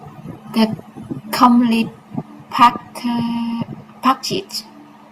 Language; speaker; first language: English; non-native, learner; Vietnamese